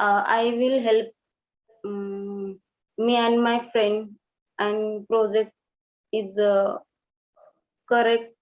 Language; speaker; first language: English; non-native, learner; Marathi